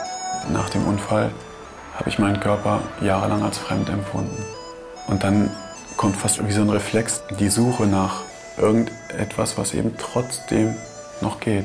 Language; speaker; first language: German; native; German